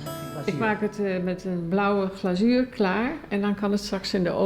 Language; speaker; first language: Dutch; native; Dutch